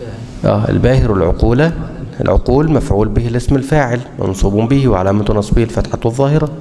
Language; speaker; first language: Arabic; native; Arabic